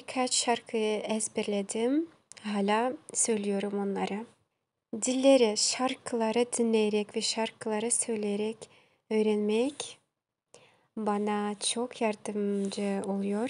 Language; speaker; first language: Turkish; non-native, learner; Kazakh